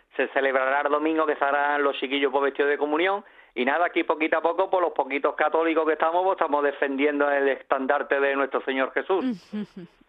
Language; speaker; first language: Spanish; native; Spanish